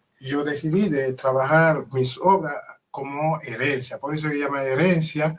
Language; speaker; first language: Spanish; non-native, fluent; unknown